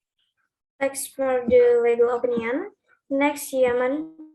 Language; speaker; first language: English; non-native, learner; Indonesian